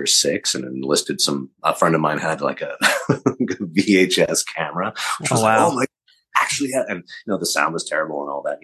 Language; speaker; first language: English; native; English